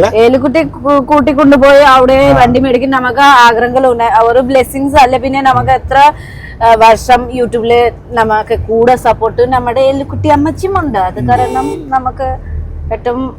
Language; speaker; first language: Malayalam; non-native, learner; Nepali